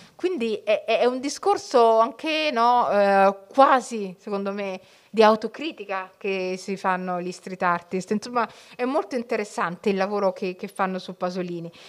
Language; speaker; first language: Italian; early bilingual, other home language; Somali